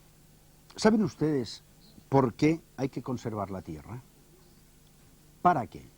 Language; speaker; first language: Spanish; native; Spanish